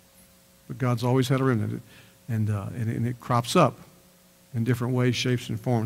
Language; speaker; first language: English; native; English